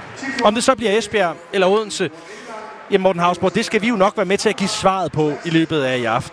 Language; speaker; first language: Danish; native; Danish